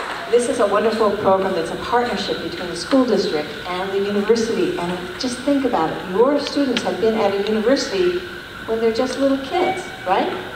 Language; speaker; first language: English; native; English